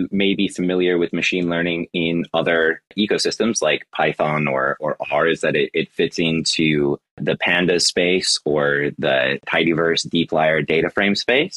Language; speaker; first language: English; native; English